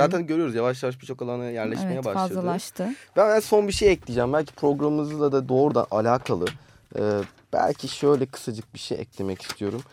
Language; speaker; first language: Turkish; native; Turkish